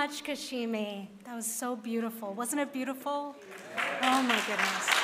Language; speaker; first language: English; non-native, local second language; Cantonese